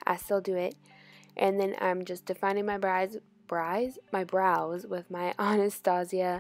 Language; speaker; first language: English; native; English